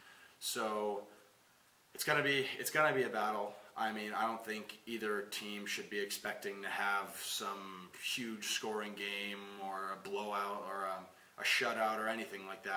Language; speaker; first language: English; native; English